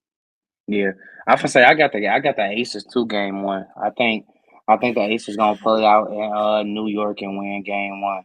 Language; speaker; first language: English; native; English